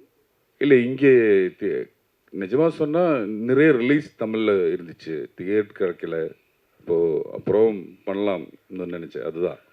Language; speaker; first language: Tamil; non-native, learner; Malayalam